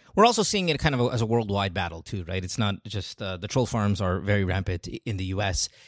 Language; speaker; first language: English; non-native, local second language; Filipino